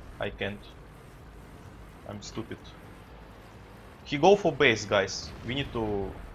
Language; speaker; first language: English; non-native, learner; Russian